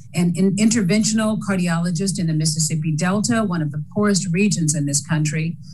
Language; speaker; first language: English; native; English